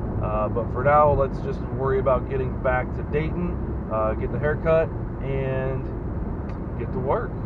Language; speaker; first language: English; native; English